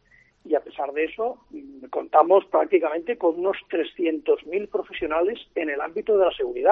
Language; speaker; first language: Spanish; native; Spanish